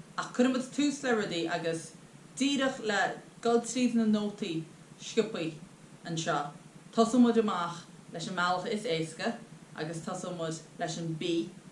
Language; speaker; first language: Irish; native; Irish